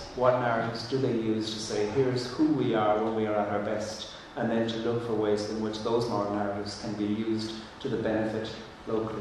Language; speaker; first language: English; non-native, local second language; Irish